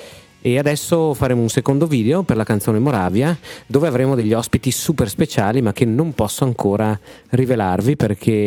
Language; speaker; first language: Italian; native; Italian